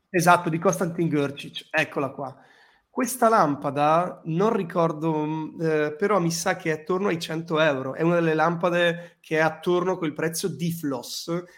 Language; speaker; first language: Italian; native; Italian